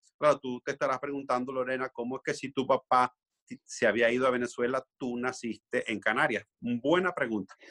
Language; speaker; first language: Spanish; native; Spanish